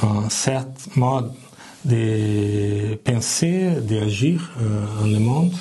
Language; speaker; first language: French; non-native, learner; Portuguese